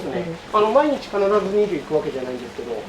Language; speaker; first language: Japanese; native; Japanese